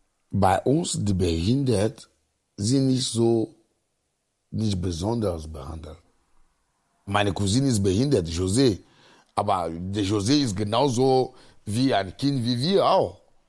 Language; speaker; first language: German; non-native, fluent; Ewe